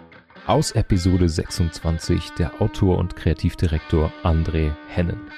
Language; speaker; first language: German; native; German